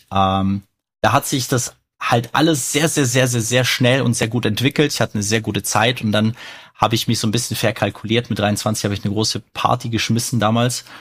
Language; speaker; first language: German; early bilingual, other home language; Russian